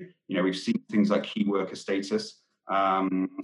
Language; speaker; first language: English; native; English